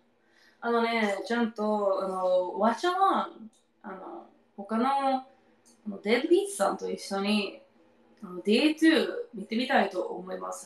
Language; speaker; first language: Japanese; non-native, learner; English